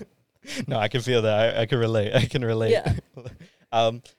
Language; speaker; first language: English; early bilingual, other home language; Hindi